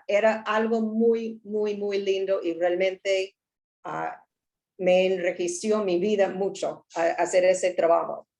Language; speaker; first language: Spanish; non-native, learner; English